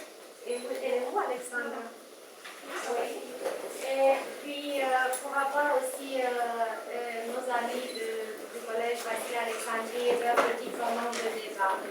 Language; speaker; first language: French; non-native, fluent; Romanian